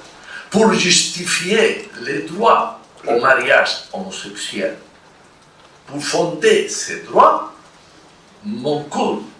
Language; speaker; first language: French; non-native, fluent; Spanish